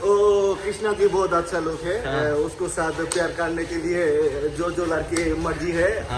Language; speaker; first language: Hindi; non-native, learner; Nepali